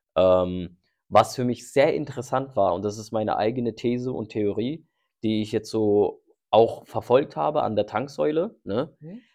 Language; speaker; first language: German; early bilingual, other home language; Turkish